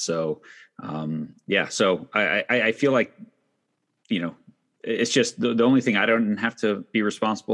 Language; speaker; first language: English; native; English